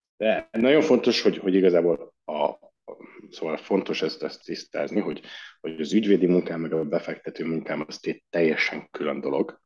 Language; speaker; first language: Hungarian; early bilingual, heritage; Hungarian